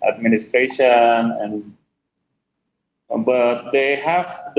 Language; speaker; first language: English; non-native, fluent; Indonesian